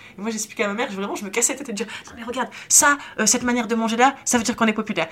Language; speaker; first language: French; native; French